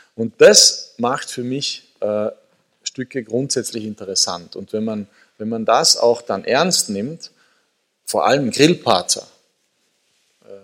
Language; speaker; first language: German; native; German